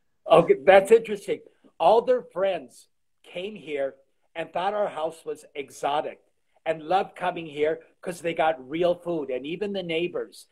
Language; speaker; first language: English; early bilingual, other home language; Polish